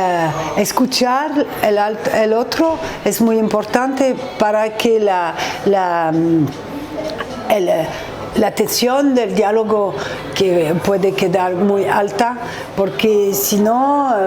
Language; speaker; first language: Spanish; non-native, learner; French